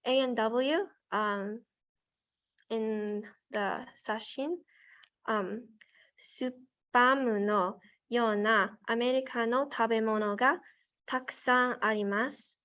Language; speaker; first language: Japanese; non-native, learner; English